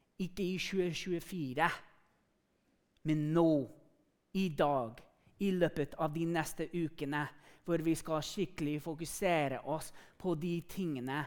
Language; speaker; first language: Norwegian; non-native, fluent; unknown